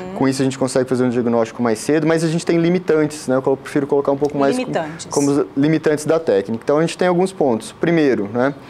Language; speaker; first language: Portuguese; native; Portuguese